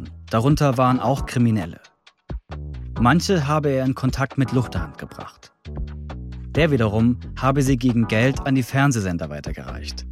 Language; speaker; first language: German; native; German